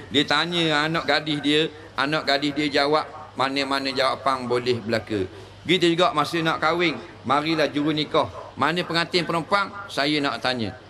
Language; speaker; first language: Malay; native; Malay